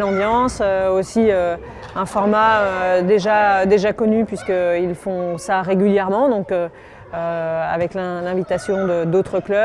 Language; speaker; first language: French; native; French